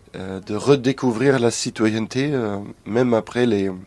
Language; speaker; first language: French; non-native, fluent; German